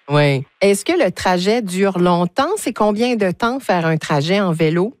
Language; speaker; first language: French; native; French